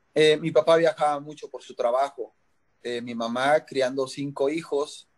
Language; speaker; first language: Spanish; native; Spanish